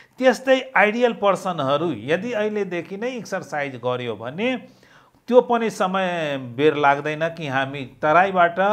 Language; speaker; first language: Nepali; non-native, local second language; Maithili